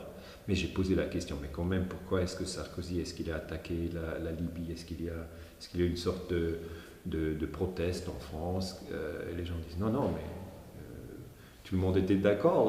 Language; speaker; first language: French; non-native, local second language; German